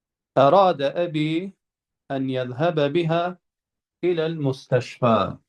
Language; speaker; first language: Arabic; non-native, fluent; Albanian